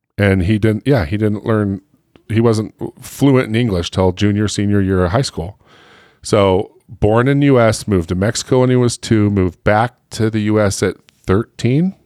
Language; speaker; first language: English; native; English